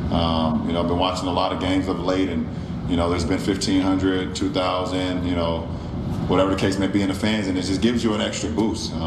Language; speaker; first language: English; native; English